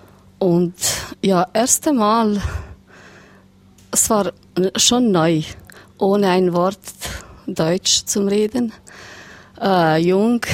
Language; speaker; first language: German; non-native, learner; Serbian